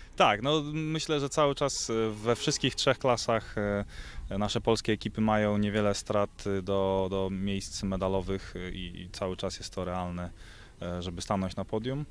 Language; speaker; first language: Polish; native; Polish